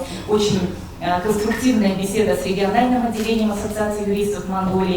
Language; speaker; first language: Russian; native; Russian